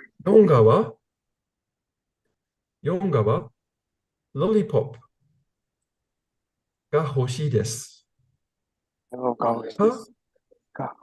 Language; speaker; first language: Japanese; non-native, learner; English